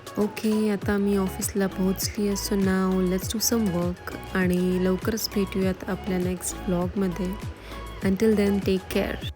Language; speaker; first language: Marathi; native; Marathi